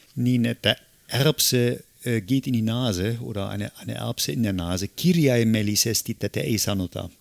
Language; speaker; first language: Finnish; non-native, fluent; German